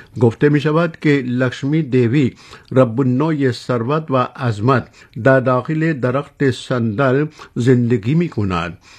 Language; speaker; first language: Persian; non-native, fluent; Urdu